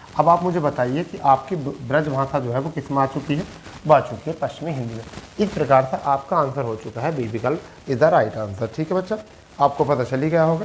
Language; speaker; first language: Hindi; native; Hindi